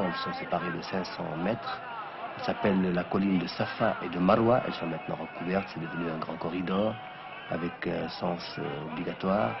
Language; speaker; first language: French; non-native, local second language; Arabic